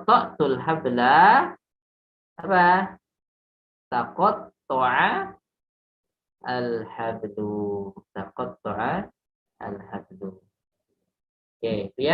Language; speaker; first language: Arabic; non-native, fluent; Indonesian